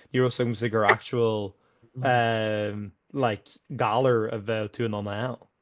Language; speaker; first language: Irish; native; Irish